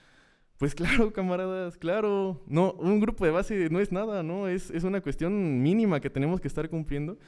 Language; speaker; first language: Spanish; native; Spanish